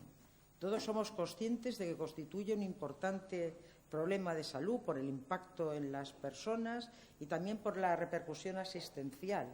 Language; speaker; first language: Spanish; native; Spanish